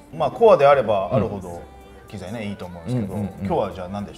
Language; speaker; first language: Japanese; native; Japanese